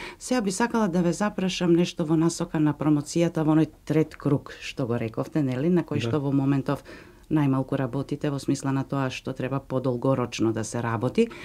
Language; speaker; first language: Macedonian; native; Macedonian